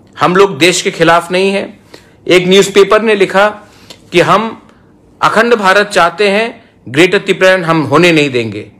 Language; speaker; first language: Hindi; non-native, local second language; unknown